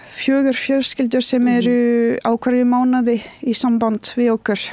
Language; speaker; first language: Icelandic; non-native, learner; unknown